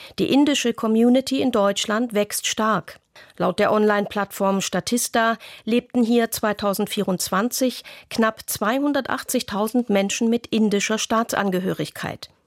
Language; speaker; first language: German; native; German